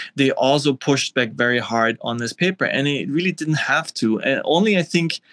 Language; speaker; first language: English; non-native, fluent; German